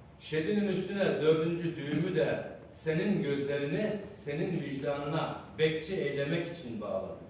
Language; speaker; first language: Turkish; native; Turkish